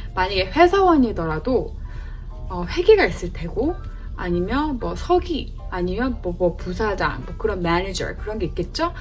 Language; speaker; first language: Korean; early bilingual, heritage; Korean